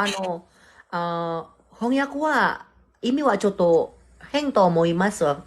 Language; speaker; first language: Japanese; non-native, learner; Indonesian